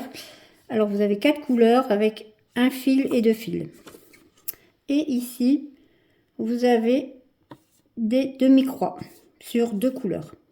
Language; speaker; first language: French; native; French